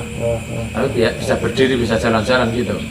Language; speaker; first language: Indonesian; native; Indonesian